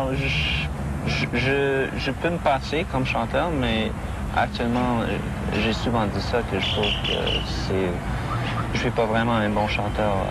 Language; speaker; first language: French; non-native, fluent; English